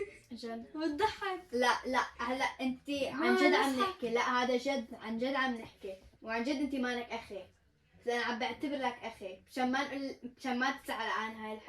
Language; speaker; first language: Arabic; native; Arabic